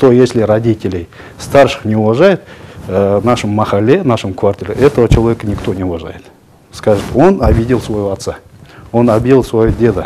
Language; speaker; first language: Russian; non-native, local second language; Uzbek